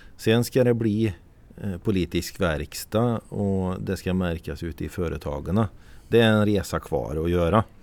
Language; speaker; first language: Swedish; native; Swedish